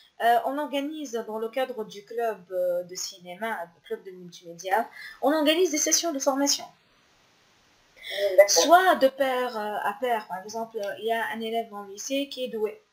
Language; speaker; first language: French; non-native, local second language; Arabic